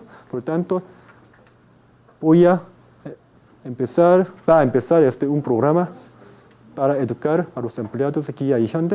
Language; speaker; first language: Spanish; non-native, fluent; Korean